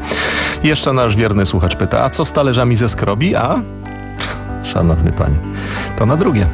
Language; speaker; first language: Polish; native; Polish